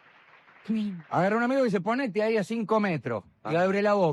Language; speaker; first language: Spanish; native; Spanish